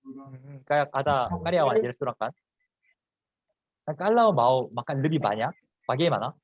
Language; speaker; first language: Indonesian; non-native, fluent; Korean